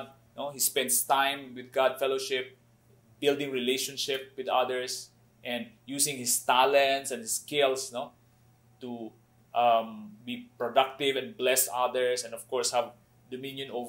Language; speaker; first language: English; non-native, local second language; Cebuano